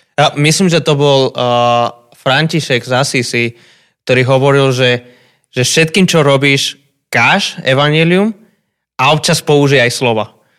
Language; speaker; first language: Slovak; non-native, fluent; Spanish